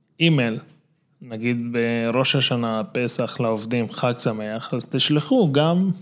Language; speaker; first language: Hebrew; non-native, local second language; Arabic